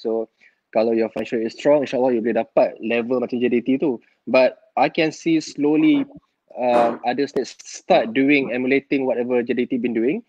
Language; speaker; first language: English; non-native, local second language; Malay